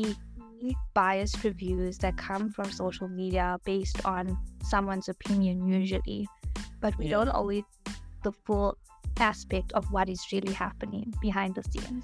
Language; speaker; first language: English; native; English